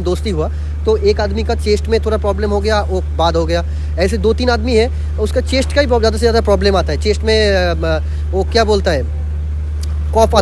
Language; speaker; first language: Hindi; non-native, local second language; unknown